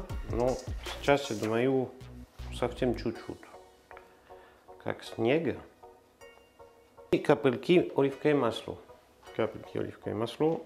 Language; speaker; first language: Russian; non-native, learner; French